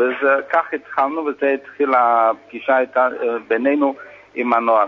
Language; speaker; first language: Hebrew; non-native, fluent; English